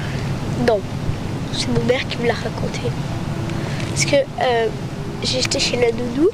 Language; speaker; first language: French; native; French